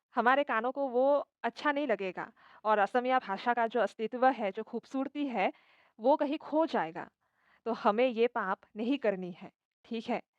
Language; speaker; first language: Hindi; non-native, local second language; Assamese